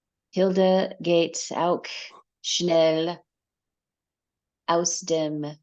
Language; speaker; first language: German; non-native, learner; English